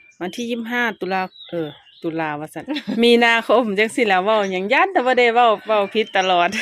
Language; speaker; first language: Thai; native; Thai